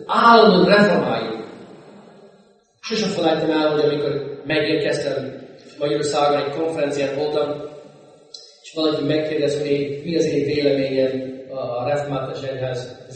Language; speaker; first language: Hungarian; non-native, fluent; English